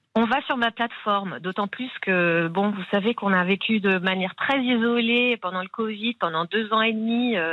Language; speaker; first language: French; native; French